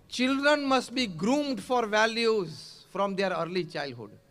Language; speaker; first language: English; non-native, local second language; Gujarati